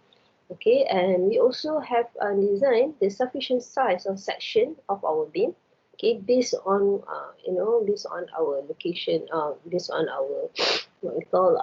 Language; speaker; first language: English; non-native, local second language; Malay